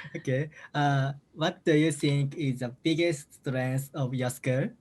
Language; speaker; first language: English; non-native, learner; Japanese